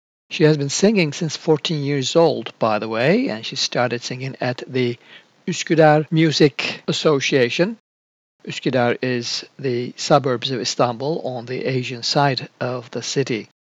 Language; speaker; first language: English; non-native, fluent; Turkish